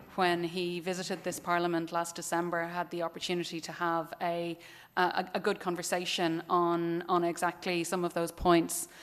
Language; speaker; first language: English; native; English